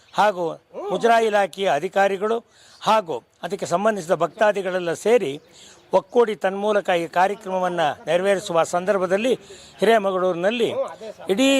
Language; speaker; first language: Kannada; native; Kannada